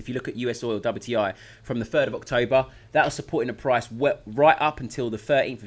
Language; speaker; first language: English; native; English